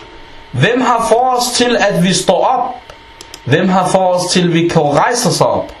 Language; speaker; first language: Danish; non-native, fluent; Arabic